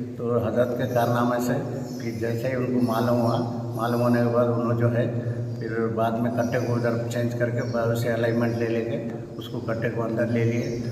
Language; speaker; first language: Urdu; native; Urdu